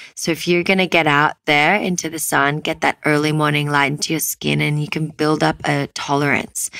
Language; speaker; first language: English; native; English